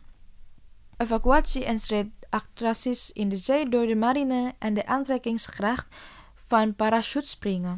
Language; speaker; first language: Dutch; non-native, fluent; Indonesian